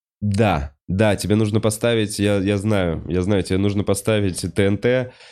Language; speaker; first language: Russian; native; Russian